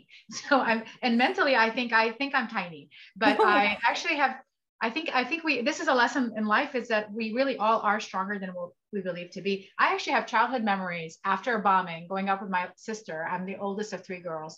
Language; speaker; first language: English; early bilingual, other home language; Arabic